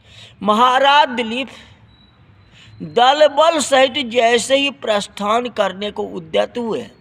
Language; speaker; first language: Hindi; native; Hindi